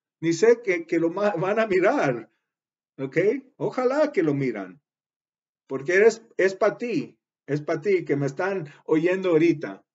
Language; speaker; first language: Spanish; early bilingual, heritage; Spanish